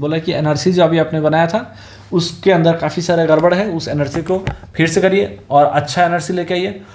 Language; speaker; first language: Hindi; non-native, local second language; Assamese